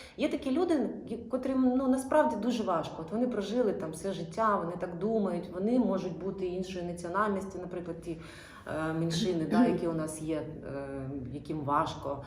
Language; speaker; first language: Ukrainian; non-native, local second language; Russian